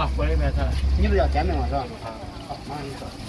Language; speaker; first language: Chinese; native; Chinese